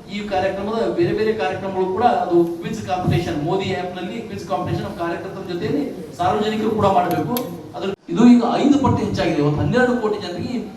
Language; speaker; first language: Kannada; native; Kannada